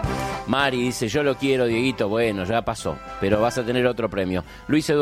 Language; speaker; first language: Spanish; native; Spanish